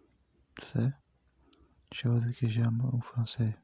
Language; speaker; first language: French; non-native, learner; Portuguese